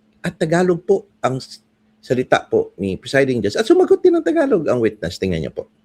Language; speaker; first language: Filipino; non-native, local second language; Cebuano